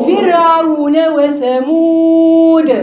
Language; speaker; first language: Arabic; native; Arabic